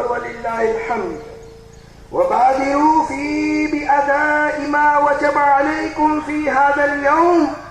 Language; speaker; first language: Arabic; non-native, fluent; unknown